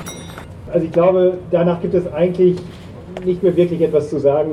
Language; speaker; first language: German; native; German